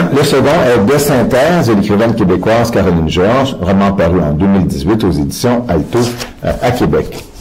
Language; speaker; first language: French; native; French